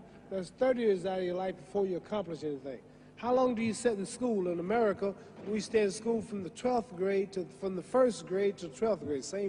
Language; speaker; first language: English; native; English